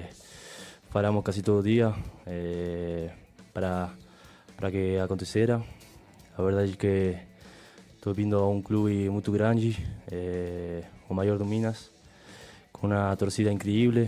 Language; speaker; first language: Portuguese; non-native, fluent; Spanish